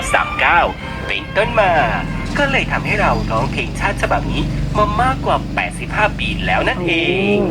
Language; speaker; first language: Thai; native; Thai